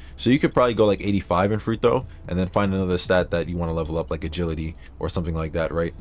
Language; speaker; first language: English; native; English